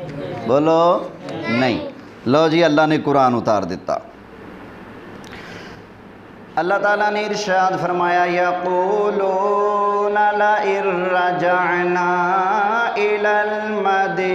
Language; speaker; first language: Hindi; non-native, local second language; Punjabi